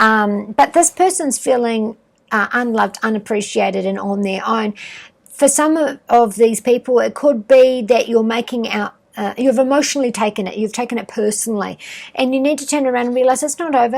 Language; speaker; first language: English; native; English